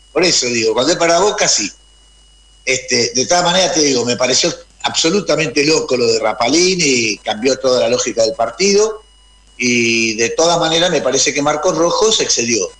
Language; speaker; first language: Spanish; native; Spanish